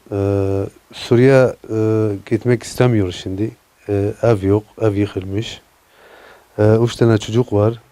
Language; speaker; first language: Turkish; non-native, learner; Arabic